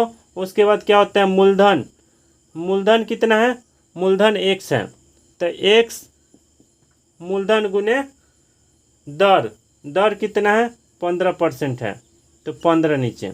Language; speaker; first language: Hindi; native; Hindi